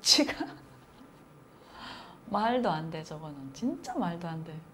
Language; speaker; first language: Korean; native; Korean